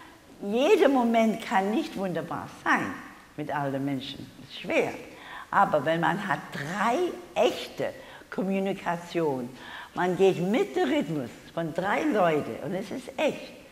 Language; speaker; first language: German; non-native, learner; English